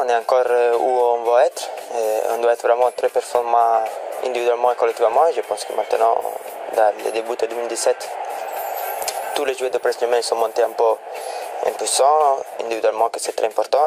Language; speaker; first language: French; non-native, fluent; Italian